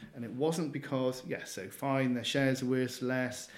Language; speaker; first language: English; native; English